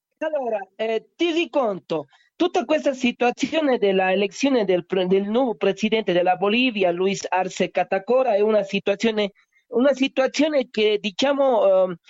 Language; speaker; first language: Italian; non-native, learner; Spanish